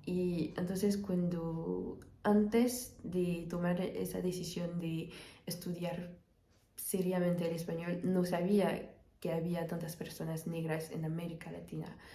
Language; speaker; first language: Spanish; non-native, fluent; French